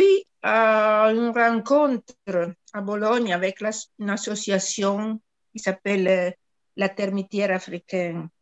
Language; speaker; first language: French; non-native, fluent; Italian